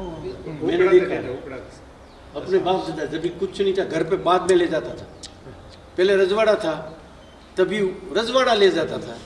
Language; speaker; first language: Hindi; non-native, local second language; Gujarati